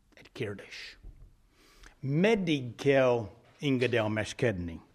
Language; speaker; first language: Hungarian; non-native, fluent; English